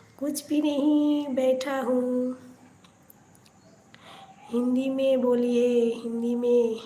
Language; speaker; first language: Hindi; non-native, local second language; Bangla